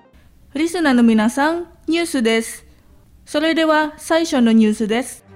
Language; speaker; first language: Japanese; non-native, fluent; Indonesian